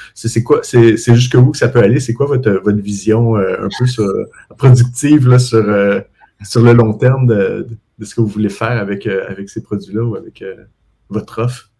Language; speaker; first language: French; native; French